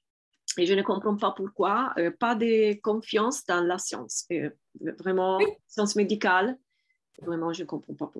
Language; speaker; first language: French; non-native, fluent; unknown